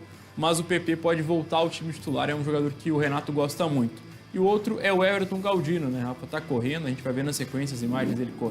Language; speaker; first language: Portuguese; native; Portuguese